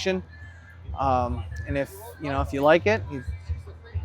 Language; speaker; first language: English; native; English